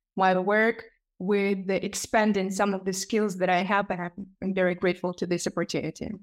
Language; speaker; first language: English; non-native, fluent; Ukrainian